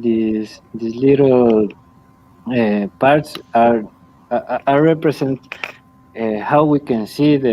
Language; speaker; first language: English; non-native, learner; Spanish